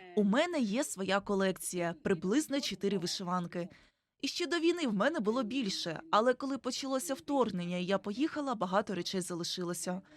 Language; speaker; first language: Ukrainian; non-native, fluent; Igbo